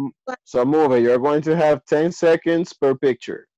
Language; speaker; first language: English; non-native, fluent; Spanish